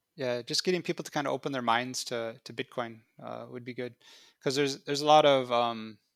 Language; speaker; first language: English; native; English